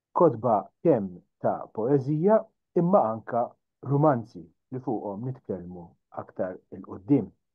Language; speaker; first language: Maltese; native; Maltese